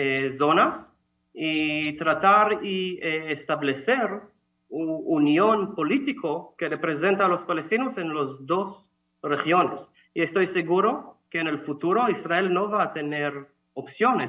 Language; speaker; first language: Spanish; non-native, fluent; Hebrew